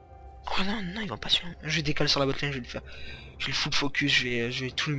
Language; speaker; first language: French; native; French